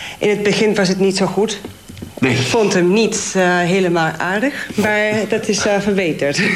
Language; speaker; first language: Dutch; non-native, fluent; Spanish